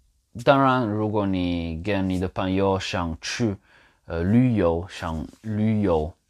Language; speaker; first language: Chinese; non-native, learner; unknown